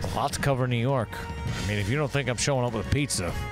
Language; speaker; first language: English; native; English